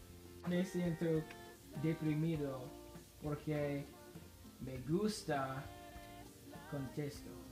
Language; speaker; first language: Spanish; non-native, learner; English